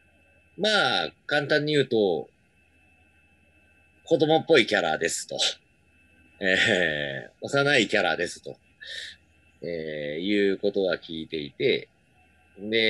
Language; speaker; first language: Japanese; native; Japanese